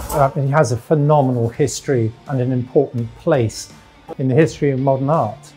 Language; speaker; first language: English; native; English